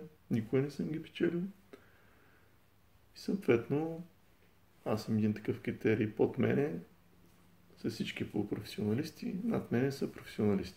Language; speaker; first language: Bulgarian; native; Bulgarian